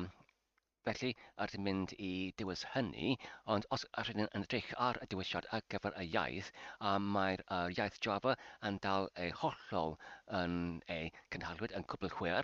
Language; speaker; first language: Welsh; non-native, learner; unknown